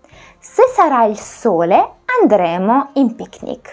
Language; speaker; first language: Italian; non-native, fluent; Russian